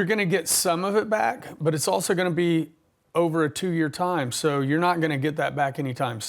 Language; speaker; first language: English; native; English